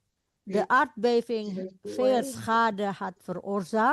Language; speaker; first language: Dutch; non-native, fluent; Indonesian